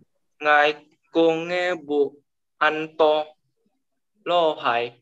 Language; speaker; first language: Chinese; non-native, learner; Indonesian